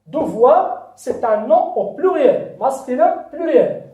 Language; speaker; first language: French; non-native, local second language; Arabic